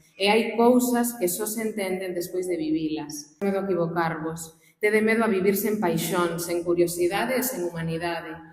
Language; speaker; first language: Galician; non-native, local second language; Spanish